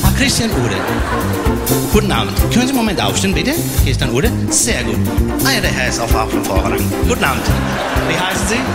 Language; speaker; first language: German; non-native, fluent; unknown